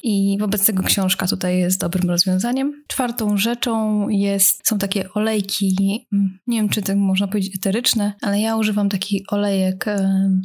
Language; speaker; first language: Polish; native; Polish